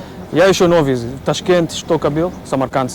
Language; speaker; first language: Russian; non-native, learner; English